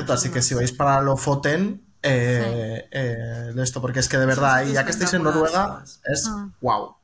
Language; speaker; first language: Spanish; native; Spanish